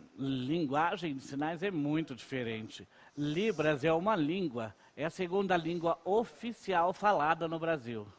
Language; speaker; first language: Portuguese; non-native, local second language; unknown